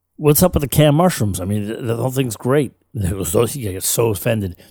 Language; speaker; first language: English; native; English